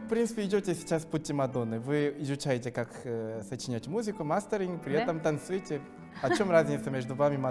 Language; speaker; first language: Russian; non-native, fluent; Korean